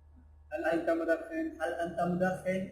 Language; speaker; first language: Arabic; non-native, learner; Indonesian